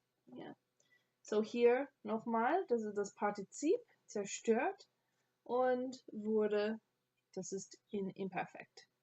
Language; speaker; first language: German; non-native, fluent; English